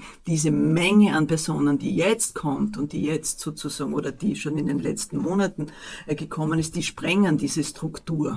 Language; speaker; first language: German; native; German